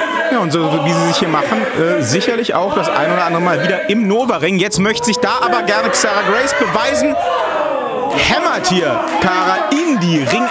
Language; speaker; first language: German; native; German